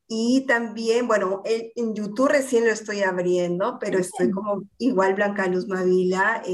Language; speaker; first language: Spanish; native; Spanish